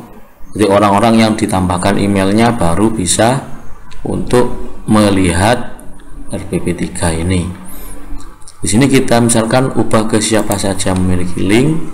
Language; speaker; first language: Indonesian; native; Indonesian